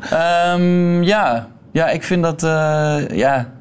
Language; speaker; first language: Dutch; native; Dutch